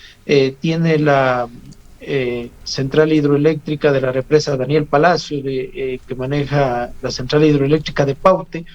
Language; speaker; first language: Spanish; native; Spanish